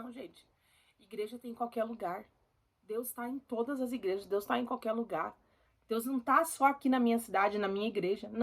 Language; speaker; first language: Portuguese; native; Portuguese